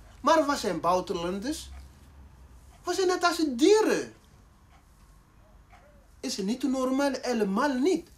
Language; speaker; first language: Dutch; non-native, learner; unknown